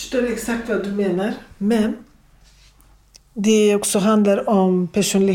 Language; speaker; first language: Swedish; non-native, fluent; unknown